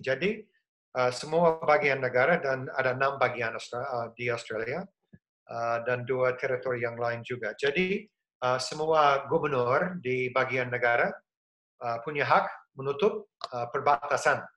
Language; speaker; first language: Indonesian; non-native, fluent; English